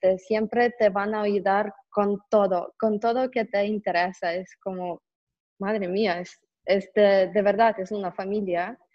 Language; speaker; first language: Spanish; non-native, fluent; Russian